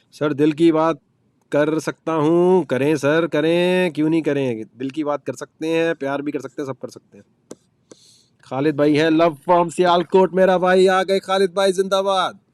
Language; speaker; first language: Urdu; native; Urdu